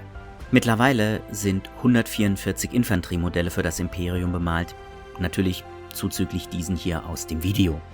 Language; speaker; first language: German; native; German